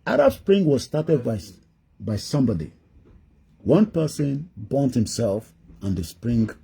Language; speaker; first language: English; non-native, local second language; Yoruba